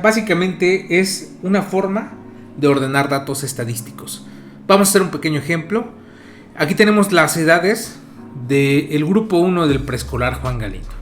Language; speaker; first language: Spanish; native; Spanish